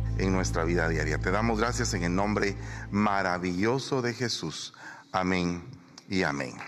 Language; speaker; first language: Spanish; native; Spanish